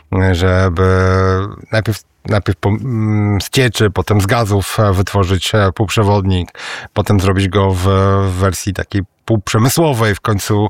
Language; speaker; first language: Polish; native; Polish